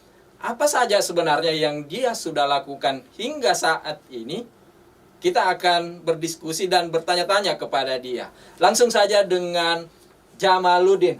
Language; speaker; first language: Indonesian; native; Indonesian